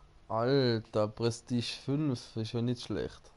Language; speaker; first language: German; native; German